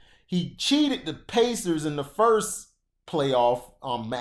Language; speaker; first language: English; native; English